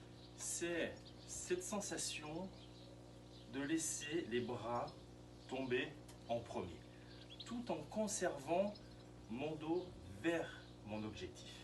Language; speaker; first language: French; native; French